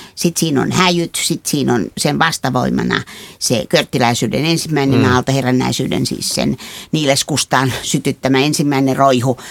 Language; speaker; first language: Finnish; native; Finnish